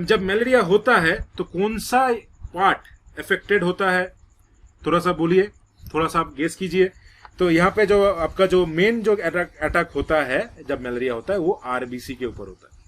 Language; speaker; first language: Hindi; non-native, local second language; Bangla